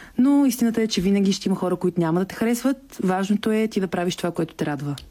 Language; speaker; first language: Bulgarian; early bilingual, heritage; Bulgarian